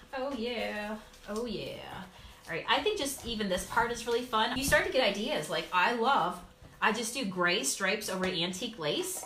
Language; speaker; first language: English; native; English